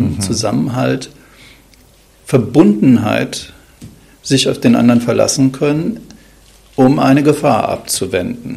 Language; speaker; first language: German; native; German